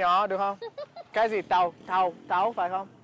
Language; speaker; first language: Vietnamese; non-native, learner; English